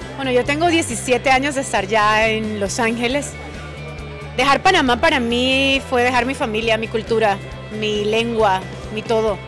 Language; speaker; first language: Spanish; native; Spanish